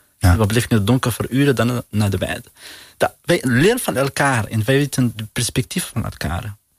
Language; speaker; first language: Dutch; non-native, learner; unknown